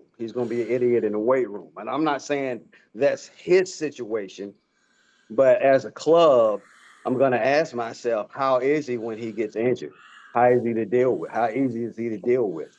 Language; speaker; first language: English; native; English